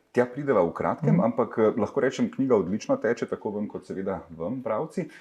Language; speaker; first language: Slovenian; native; Slovenian